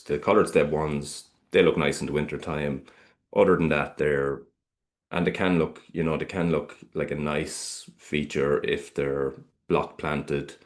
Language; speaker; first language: English; native; English